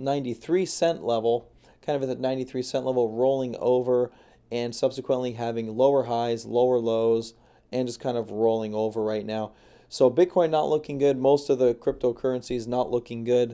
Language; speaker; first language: English; native; English